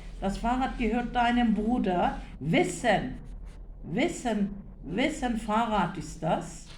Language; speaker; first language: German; non-native, learner; Turkish